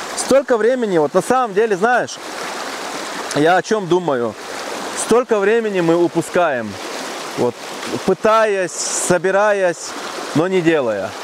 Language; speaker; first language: Russian; non-native, local second language; Chechen